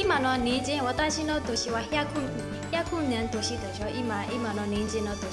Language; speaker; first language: Japanese; non-native, learner; Burmese